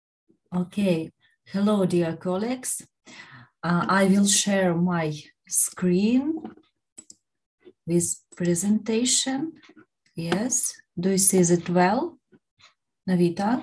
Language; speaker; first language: English; non-native, learner; Ukrainian